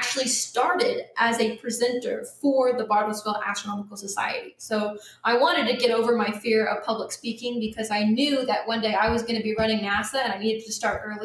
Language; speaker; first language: English; native; English